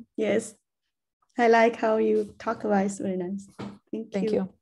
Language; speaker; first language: English; non-native, fluent; Vietnamese